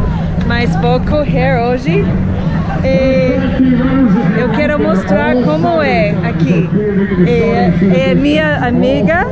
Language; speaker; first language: Portuguese; non-native, fluent; English